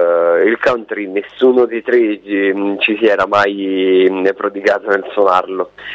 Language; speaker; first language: Italian; native; Italian